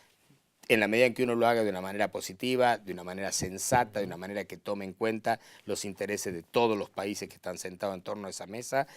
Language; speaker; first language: Spanish; native; Spanish